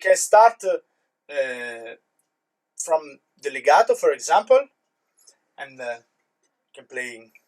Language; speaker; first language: English; non-native, learner; Italian